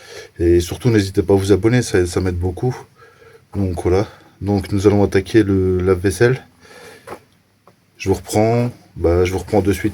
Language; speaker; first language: French; native; French